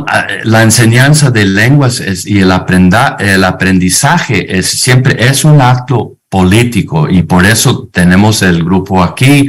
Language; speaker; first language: Spanish; non-native, fluent; English